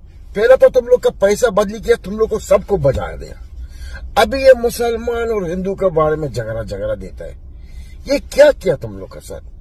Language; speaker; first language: Hindi; non-native, learner; Arabic